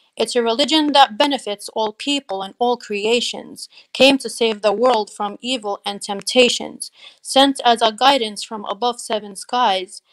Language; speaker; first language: English; native; English